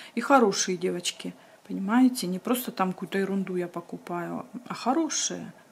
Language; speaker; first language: Russian; native; Russian